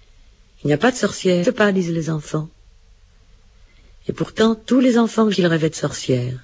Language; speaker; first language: French; native; French